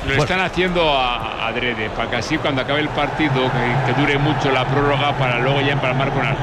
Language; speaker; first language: Spanish; native; Spanish